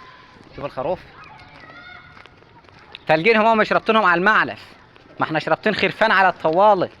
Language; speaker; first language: Arabic; native; Arabic